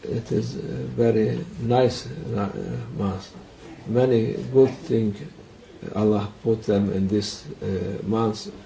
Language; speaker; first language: English; non-native, learner; Turkish